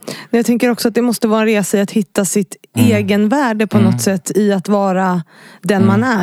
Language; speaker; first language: Swedish; native; Swedish